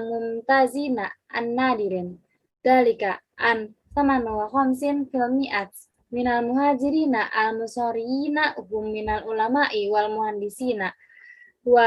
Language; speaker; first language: Arabic; non-native, learner; Indonesian